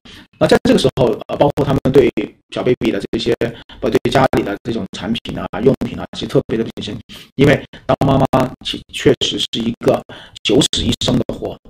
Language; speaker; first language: Chinese; native; Chinese